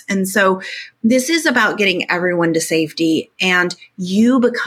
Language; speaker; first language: English; native; English